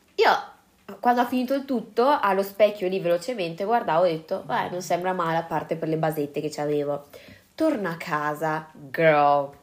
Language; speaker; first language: Italian; early bilingual, other home language; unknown